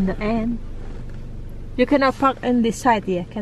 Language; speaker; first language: English; non-native, learner; Indonesian